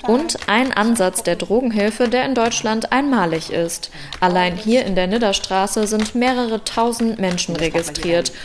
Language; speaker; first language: German; native; German